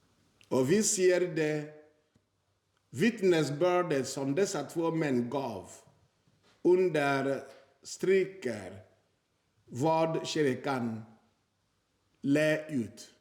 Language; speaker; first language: Swedish; non-native, fluent; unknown